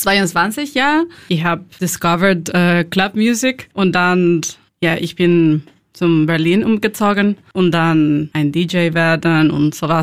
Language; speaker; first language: German; non-native, learner; Spanish